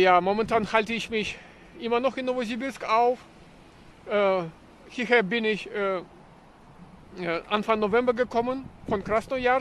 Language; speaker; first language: German; non-native, fluent; Russian